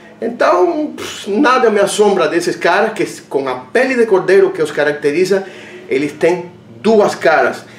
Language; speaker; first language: Portuguese; non-native, fluent; Spanish